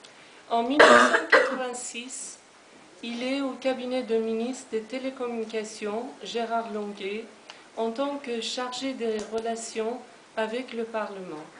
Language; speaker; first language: French; non-native, fluent; Persian